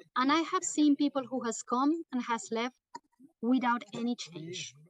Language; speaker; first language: English; non-native, fluent; Portuguese